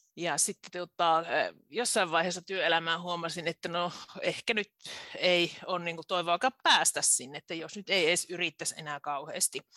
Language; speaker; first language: Finnish; native; Finnish